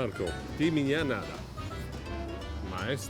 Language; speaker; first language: Russian; non-native, learner; Italian